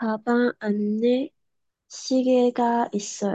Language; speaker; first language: Korean; non-native, learner; Chinese